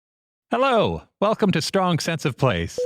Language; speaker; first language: English; native; English